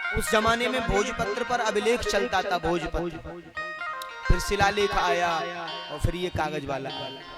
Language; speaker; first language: Hindi; native; Hindi